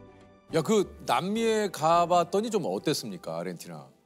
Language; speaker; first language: Korean; native; Korean